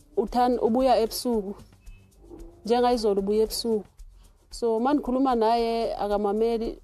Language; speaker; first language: Zulu; non-native, local second language; Xhosa